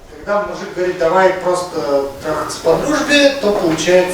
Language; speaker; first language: Russian; native; Russian